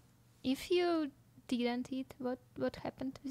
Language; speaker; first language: English; non-native, learner; Russian